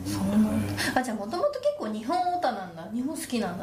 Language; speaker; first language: Japanese; native; Japanese